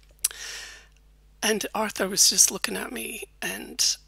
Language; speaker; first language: English; native; English